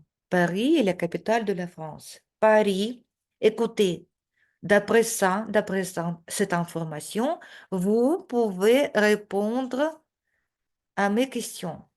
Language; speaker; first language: French; non-native, fluent; Russian